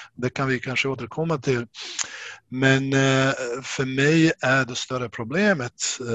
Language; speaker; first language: Swedish; non-native, fluent; Bosnian